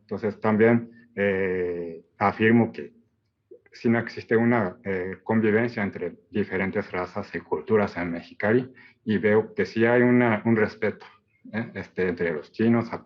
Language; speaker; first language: Spanish; non-native, fluent; Japanese